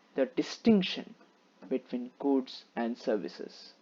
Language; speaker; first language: English; non-native, local second language; Bangla